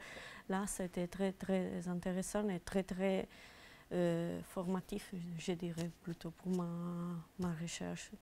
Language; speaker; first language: French; non-native, fluent; Italian